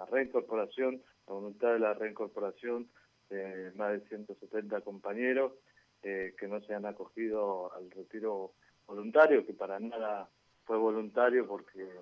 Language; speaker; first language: Spanish; native; Spanish